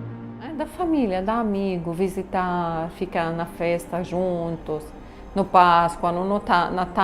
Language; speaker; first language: Portuguese; non-native, learner; Arabic